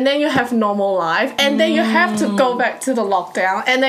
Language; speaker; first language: English; non-native, fluent; Cantonese